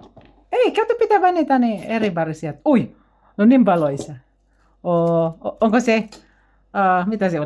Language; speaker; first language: Finnish; non-native, learner; Bikol